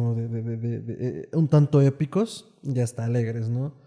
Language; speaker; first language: Spanish; native; Spanish